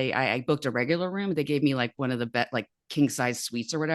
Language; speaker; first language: English; native; English